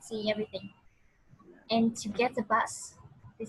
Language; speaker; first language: English; non-native, fluent; Vietnamese